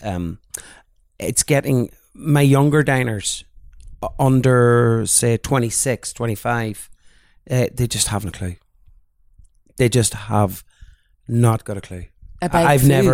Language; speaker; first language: English; native; English